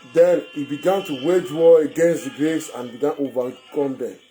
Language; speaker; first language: English; non-native, local second language; Yoruba